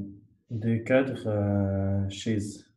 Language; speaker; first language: French; non-native, learner; Arabic